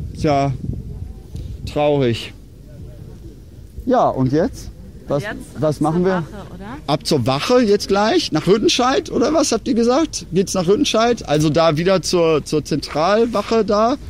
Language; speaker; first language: German; native; German